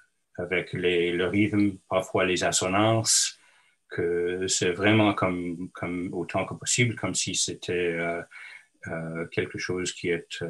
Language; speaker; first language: French; non-native, local second language; English